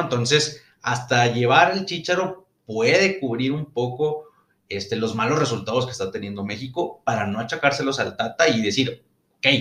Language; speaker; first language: Spanish; native; Spanish